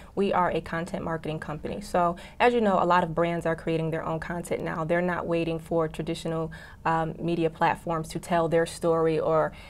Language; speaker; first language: English; native; English